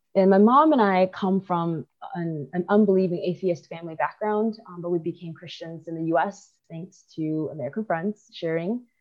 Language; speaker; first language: English; early bilingual, other home language; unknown